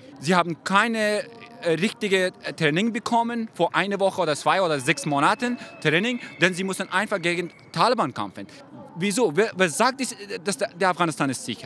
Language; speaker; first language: German; non-native, fluent; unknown